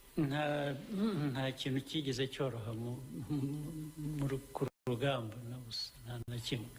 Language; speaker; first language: Kinyarwanda; early bilingual, heritage; Kinyarwanda